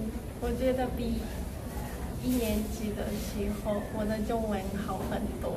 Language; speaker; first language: Chinese; non-native, fluent; Japanese